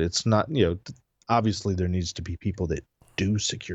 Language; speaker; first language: English; native; English